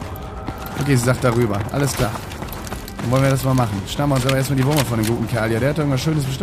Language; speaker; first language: German; native; German